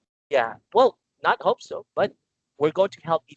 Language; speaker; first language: English; non-native, local second language; Filipino